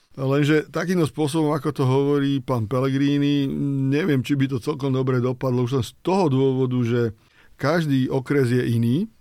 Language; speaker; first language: Slovak; native; Slovak